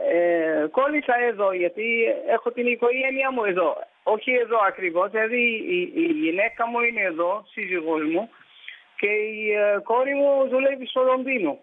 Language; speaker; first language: Greek; early bilingual, heritage; Greek